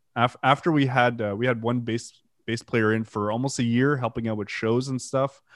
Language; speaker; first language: English; non-native, fluent; French